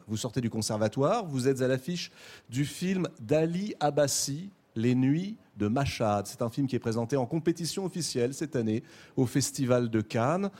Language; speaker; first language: French; native; French